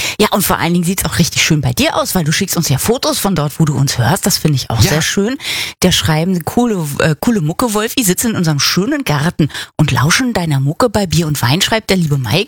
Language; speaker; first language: German; native; German